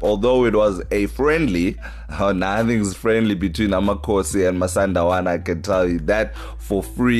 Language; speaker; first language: English; non-native, local second language; Xhosa